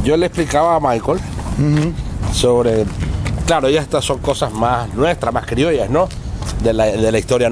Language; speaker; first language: Spanish; native; Spanish